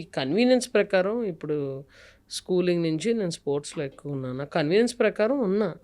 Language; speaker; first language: Telugu; native; Telugu